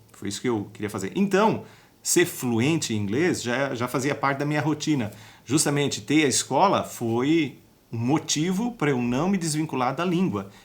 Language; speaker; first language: Portuguese; native; Portuguese